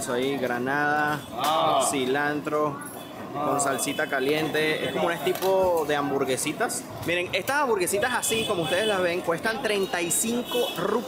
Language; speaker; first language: Spanish; native; Spanish